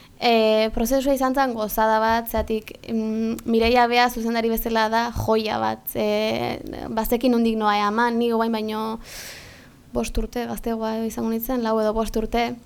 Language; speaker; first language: Basque; native; Basque